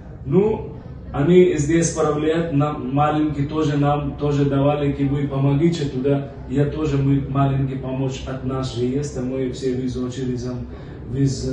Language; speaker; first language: Russian; non-native, learner; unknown